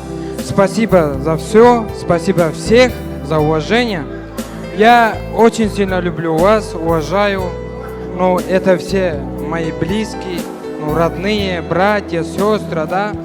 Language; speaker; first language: Russian; non-native, fluent; Turkmen